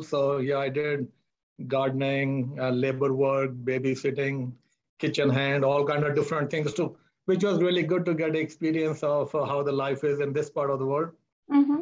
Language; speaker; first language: English; non-native, local second language; Hindi